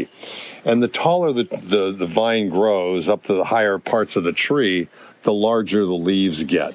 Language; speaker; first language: English; native; English